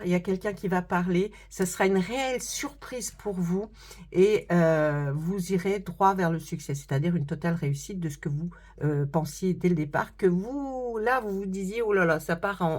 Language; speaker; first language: French; native; French